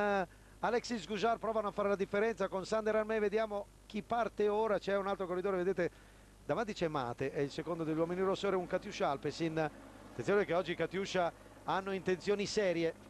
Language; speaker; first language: Italian; native; Italian